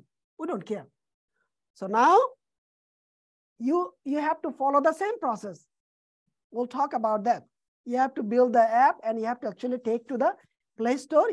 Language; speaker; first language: English; non-native, fluent; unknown